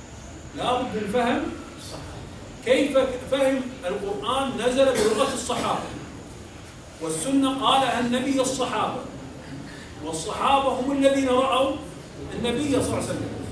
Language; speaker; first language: Arabic; native; Arabic